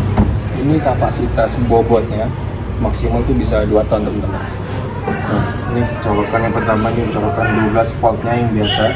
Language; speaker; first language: Indonesian; native; Indonesian